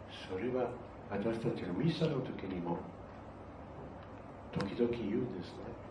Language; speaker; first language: Japanese; non-native, fluent; Spanish